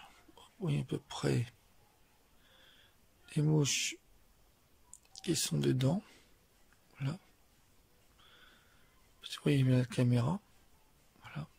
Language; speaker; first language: French; native; French